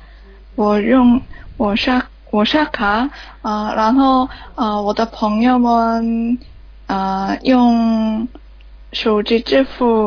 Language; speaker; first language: Chinese; non-native, learner; Korean